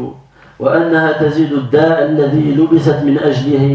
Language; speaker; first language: Arabic; non-native, fluent; French